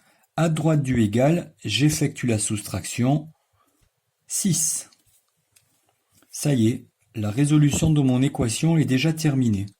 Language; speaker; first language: French; native; French